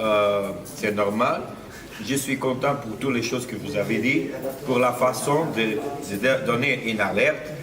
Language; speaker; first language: French; non-native, fluent; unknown